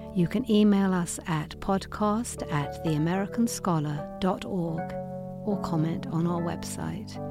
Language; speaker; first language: English; native; English